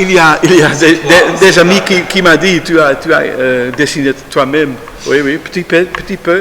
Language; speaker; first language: French; non-native, learner; Dutch